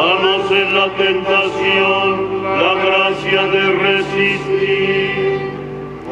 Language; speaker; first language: Spanish; native; Spanish